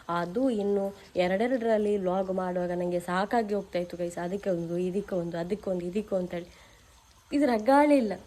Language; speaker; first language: Kannada; non-native, local second language; Tulu